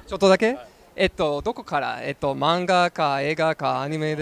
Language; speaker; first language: Japanese; non-native, learner; English